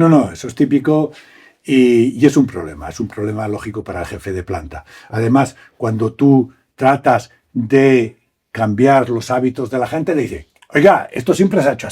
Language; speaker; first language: Spanish; native; Spanish